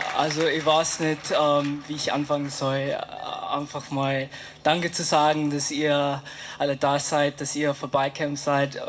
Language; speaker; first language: German; non-native, fluent; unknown